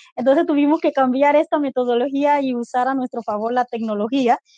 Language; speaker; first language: Spanish; non-native, local second language; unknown